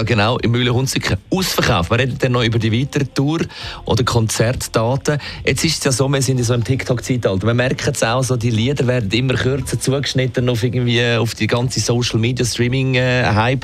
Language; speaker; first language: German; native; German